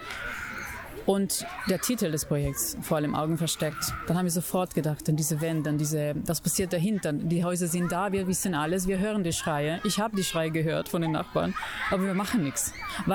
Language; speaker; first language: German; non-native, fluent; Italian